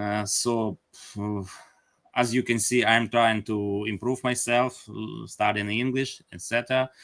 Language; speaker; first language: English; non-native, learner; Ukrainian